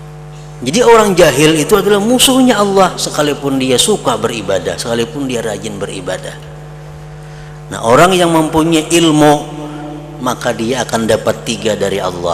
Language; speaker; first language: Indonesian; non-native, local second language; Banjar